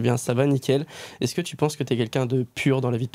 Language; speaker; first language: French; native; French